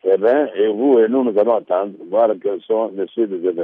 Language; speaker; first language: French; non-native, local second language; Lingala